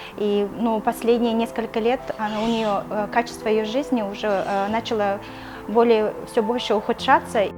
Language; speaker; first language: Russian; non-native, local second language; Kyrgyz